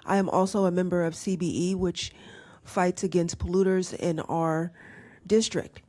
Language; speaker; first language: English; native; English